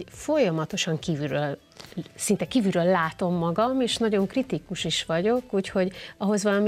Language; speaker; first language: Hungarian; native; Hungarian